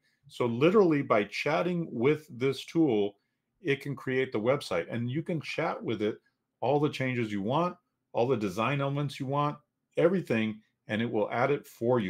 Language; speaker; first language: English; native; English